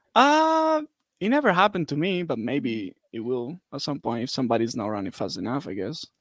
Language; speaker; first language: English; non-native, fluent; Italian